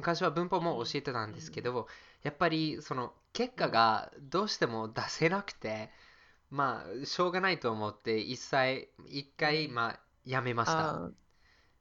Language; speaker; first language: Japanese; non-native, fluent; English